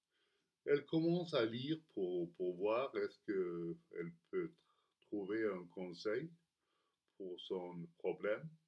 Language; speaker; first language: French; non-native, fluent; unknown